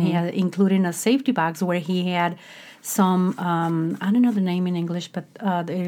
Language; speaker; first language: English; non-native, fluent; Spanish